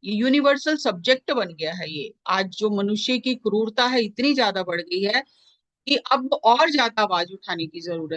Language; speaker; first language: Hindi; native; Hindi